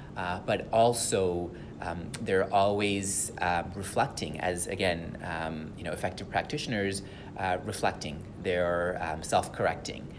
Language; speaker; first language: English; non-native, local second language; Tamil